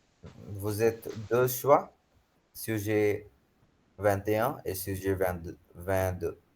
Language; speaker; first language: French; non-native, fluent; Hindi